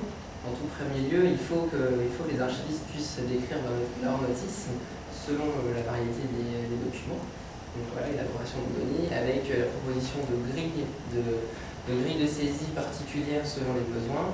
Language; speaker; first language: French; native; French